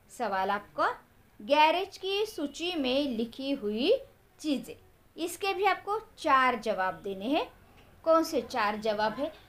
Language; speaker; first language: Hindi; non-native, local second language; Marathi